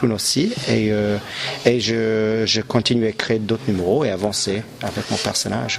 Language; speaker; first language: French; non-native, local second language; English